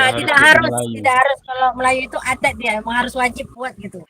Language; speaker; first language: Malay; native; Malay